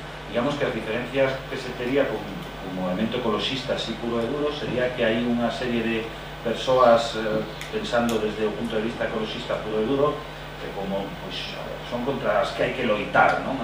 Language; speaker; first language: Galician; non-native, fluent; Spanish